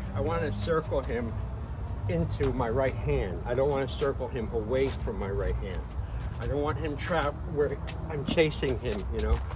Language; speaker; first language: English; native; English